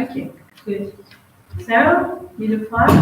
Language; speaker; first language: English; non-native, fluent; Uzbek